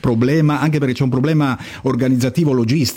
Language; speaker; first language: Italian; native; Italian